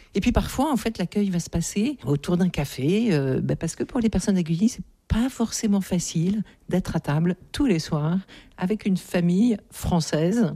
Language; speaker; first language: French; native; French